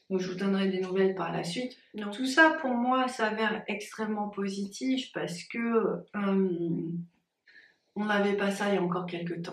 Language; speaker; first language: French; native; French